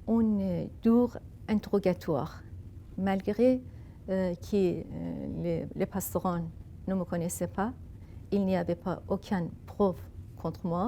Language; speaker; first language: French; non-native, fluent; Persian